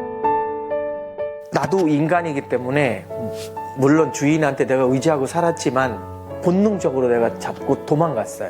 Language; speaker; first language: Korean; non-native, fluent; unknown